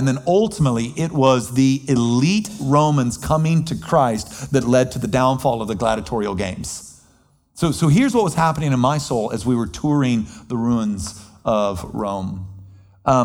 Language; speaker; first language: English; native; English